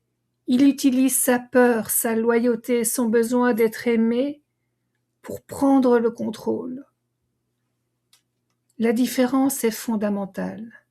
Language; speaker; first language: French; native; French